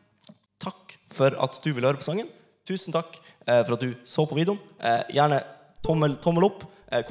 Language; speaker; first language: Norwegian; native; Norwegian